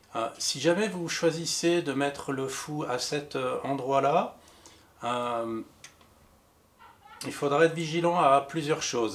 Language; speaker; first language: French; native; French